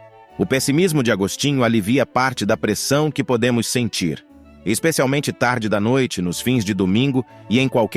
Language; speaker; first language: Portuguese; native; Portuguese